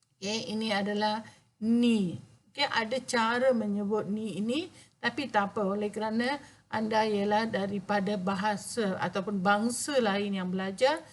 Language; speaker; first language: Malay; non-native, local second language; Tamil